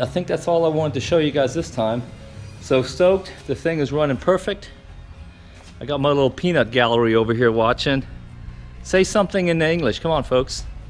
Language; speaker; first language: English; native; English